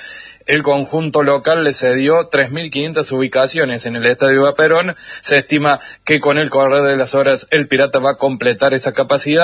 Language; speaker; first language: Spanish; native; Spanish